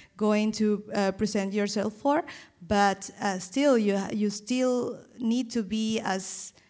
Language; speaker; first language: English; non-native, fluent; Spanish